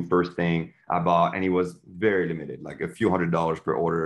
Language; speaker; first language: English; non-native, fluent; French